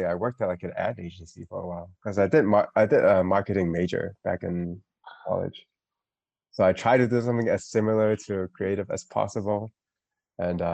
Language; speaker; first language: English; non-native, local second language; Cantonese